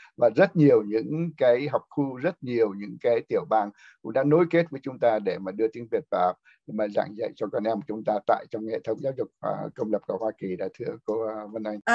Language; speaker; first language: Vietnamese; native; Vietnamese